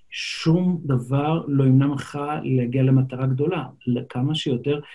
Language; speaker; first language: Hebrew; non-native, local second language; Yiddish